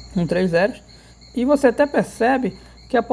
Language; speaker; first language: Portuguese; native; Portuguese